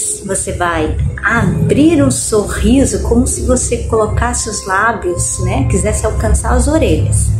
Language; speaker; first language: Portuguese; native; Portuguese